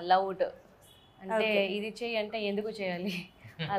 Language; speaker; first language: Telugu; non-native, learner; Kannada